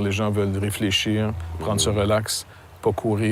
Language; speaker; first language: French; native; French